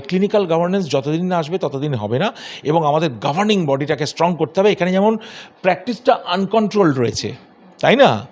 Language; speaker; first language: Bangla; native; Bangla